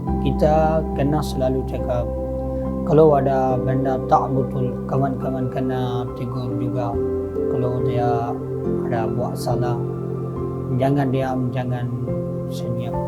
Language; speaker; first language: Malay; non-native, learner; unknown